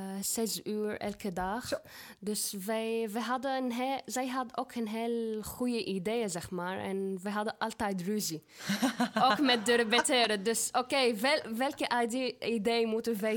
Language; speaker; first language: Dutch; non-native, fluent; Arabic